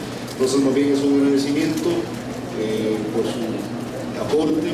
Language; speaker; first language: Spanish; native; Spanish